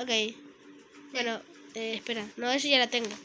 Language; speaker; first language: Spanish; native; Spanish